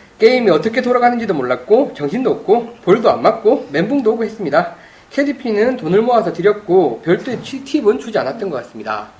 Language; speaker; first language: Korean; native; Korean